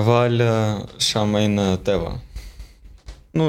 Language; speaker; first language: Hebrew; non-native, learner; Russian